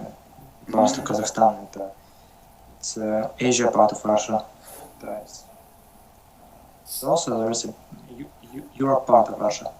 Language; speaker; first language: English; non-native, learner; Russian